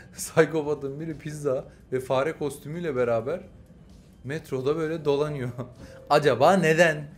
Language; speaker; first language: Turkish; native; Turkish